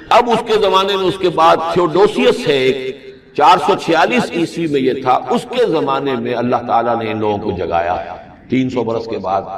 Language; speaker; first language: Urdu; native; Urdu